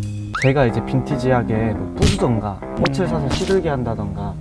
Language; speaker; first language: Korean; native; Korean